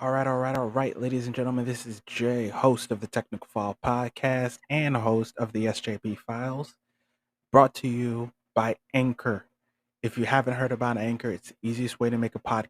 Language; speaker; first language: English; native; English